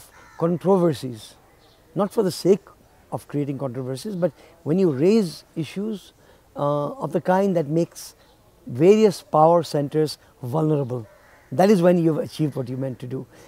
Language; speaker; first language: English; non-native, local second language; Nepali